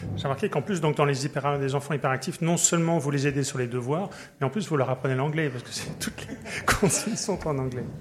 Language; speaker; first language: French; native; French